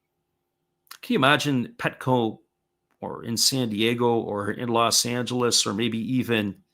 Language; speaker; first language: English; native; English